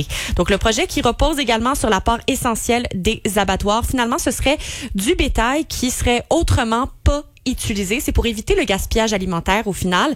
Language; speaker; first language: French; native; French